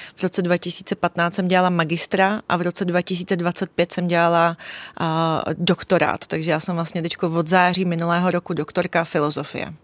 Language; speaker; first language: Czech; early bilingual, other home language; Russian